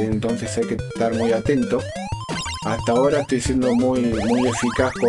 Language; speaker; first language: Spanish; native; Spanish